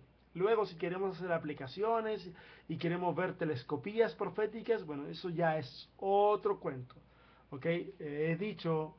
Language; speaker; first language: Spanish; native; Spanish